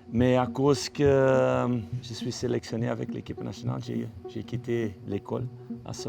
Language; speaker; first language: French; non-native, local second language; Dutch